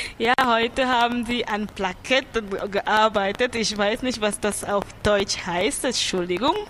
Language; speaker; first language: German; non-native, fluent; French